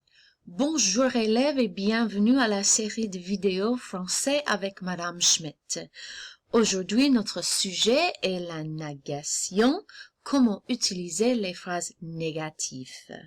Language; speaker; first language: French; non-native, fluent; English